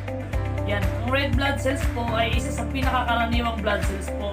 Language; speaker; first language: Filipino; native; Filipino